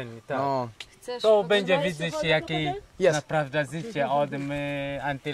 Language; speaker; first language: Polish; non-native, learner; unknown